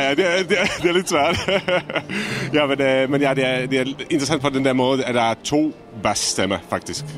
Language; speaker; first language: Danish; non-native, fluent; Czech